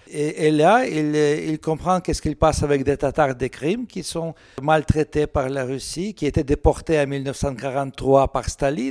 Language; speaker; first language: French; non-native, learner; Russian